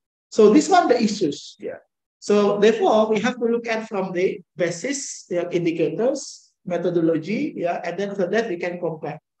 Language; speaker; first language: English; non-native, fluent; Indonesian